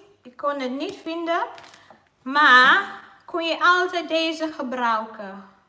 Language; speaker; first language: Dutch; non-native, learner; Swahili